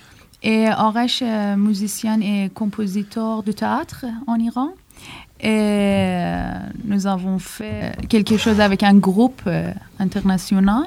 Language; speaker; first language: French; non-native, learner; Persian